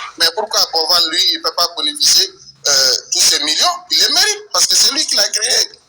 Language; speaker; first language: French; non-native, local second language; Wolof